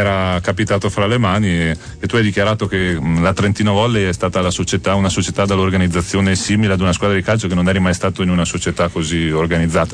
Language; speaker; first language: Italian; native; Italian